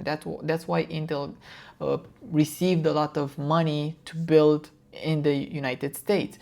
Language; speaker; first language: English; non-native, fluent; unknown